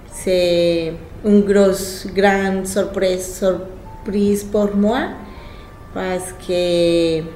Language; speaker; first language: French; non-native, learner; Spanish